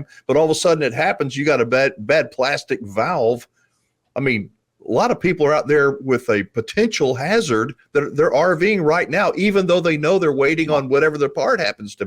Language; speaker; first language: English; native; English